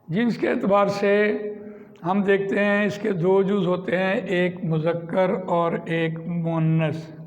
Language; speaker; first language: Urdu; non-native, local second language; Punjabi